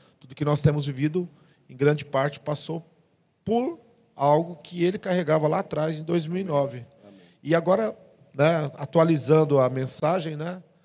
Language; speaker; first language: Portuguese; native; Portuguese